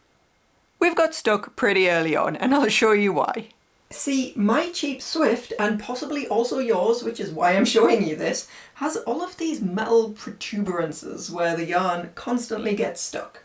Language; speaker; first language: English; native; English